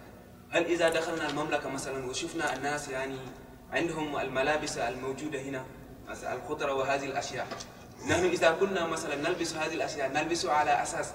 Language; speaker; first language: Arabic; non-native, fluent; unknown